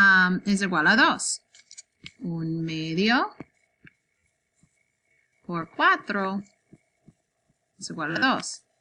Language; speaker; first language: Spanish; non-native, learner; English